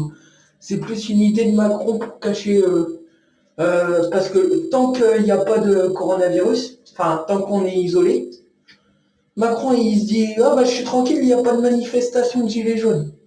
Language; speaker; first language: French; native; French